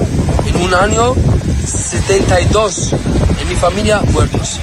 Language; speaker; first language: Spanish; non-native, learner; Arabic